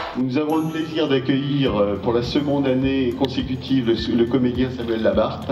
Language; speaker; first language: French; native; French